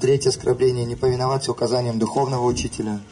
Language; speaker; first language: Russian; native; Russian